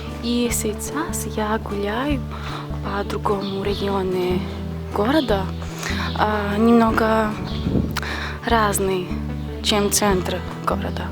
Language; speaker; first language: Russian; non-native, fluent; Greek